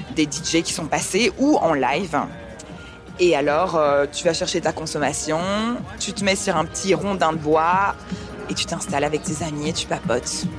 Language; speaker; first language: French; native; French